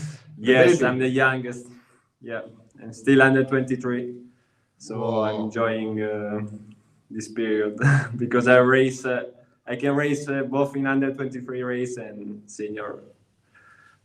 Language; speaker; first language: English; non-native, learner; Italian